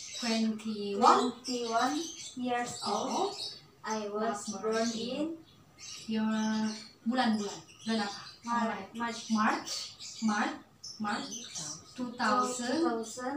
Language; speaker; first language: English; non-native, learner; Indonesian